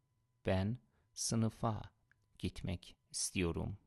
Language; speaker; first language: Turkish; non-native, fluent; Persian